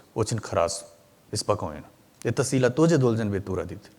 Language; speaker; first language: Russian; non-native, learner; Hindi